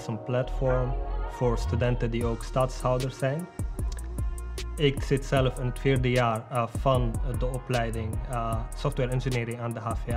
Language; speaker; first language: Dutch; non-native, fluent; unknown